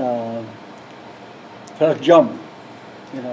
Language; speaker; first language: English; non-native, learner; Lao